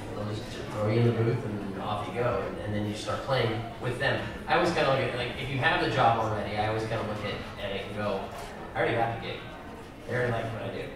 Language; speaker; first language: English; native; English